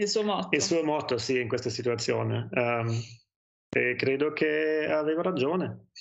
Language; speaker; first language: Italian; non-native, learner; German